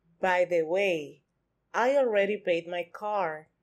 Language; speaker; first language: English; non-native, fluent; Spanish